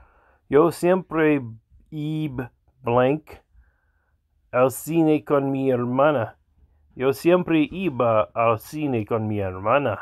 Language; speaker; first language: Spanish; non-native, learner; English